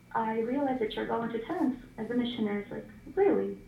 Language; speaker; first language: English; non-native, fluent; Ukrainian